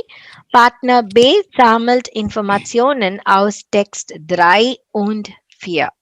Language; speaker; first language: German; non-native, fluent; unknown